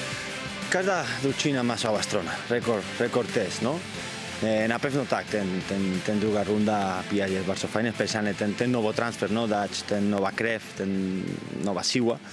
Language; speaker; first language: Polish; non-native, learner; Spanish